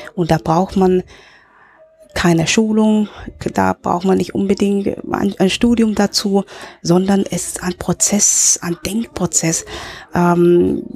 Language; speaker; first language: German; early bilingual, other home language; Cantonese